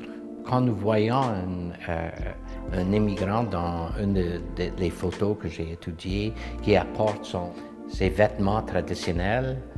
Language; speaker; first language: French; non-native, local second language; English